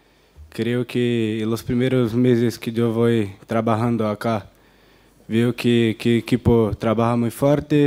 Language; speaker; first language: Spanish; non-native, fluent; Portuguese